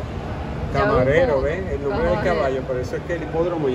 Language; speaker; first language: Spanish; native; Spanish